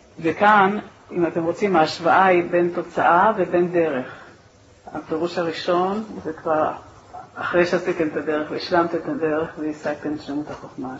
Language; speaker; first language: Hebrew; native; Hebrew